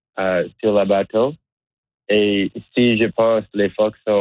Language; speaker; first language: French; non-native, learner; English